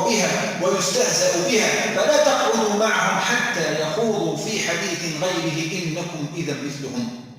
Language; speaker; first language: Arabic; native; Arabic